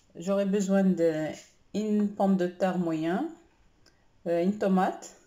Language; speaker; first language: French; non-native, local second language; Arabic